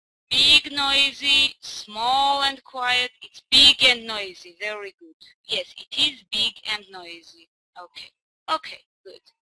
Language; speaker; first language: English; non-native, fluent; Armenian